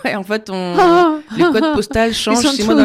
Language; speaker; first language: French; native; French